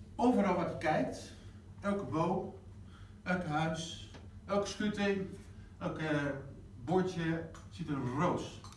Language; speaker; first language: Dutch; non-native, fluent; Spanish